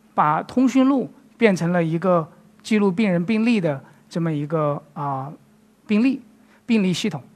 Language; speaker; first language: Chinese; native; Chinese